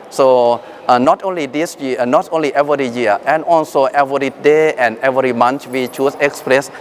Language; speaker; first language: English; non-native, fluent; Thai